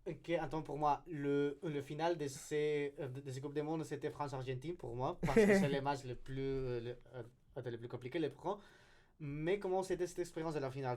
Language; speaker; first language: French; non-native, learner; Spanish